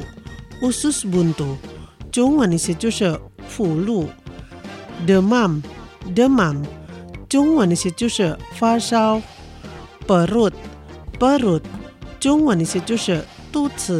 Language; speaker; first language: Chinese; non-native, fluent; Indonesian